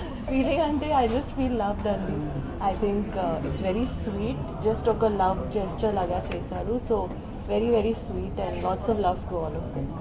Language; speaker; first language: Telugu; non-native, learner; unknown